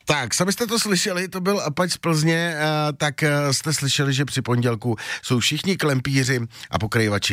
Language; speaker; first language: Czech; native; Czech